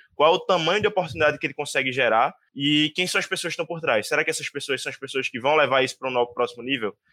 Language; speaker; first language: Portuguese; native; Portuguese